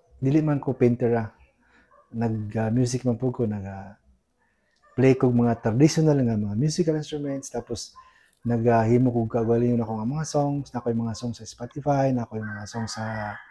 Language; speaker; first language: Cebuano; non-native, local second language; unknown